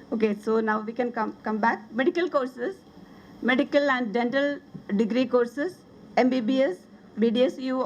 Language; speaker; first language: English; non-native, local second language; Malayalam